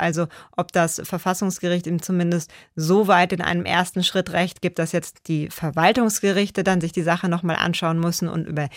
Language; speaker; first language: German; native; German